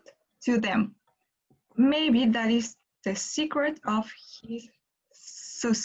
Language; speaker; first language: English; non-native, learner; Spanish